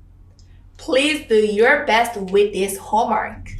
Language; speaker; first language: English; non-native, fluent; Korean